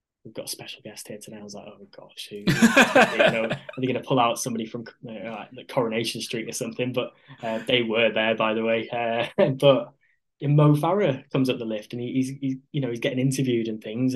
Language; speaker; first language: English; native; English